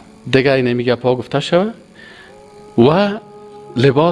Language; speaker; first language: Persian; native; Persian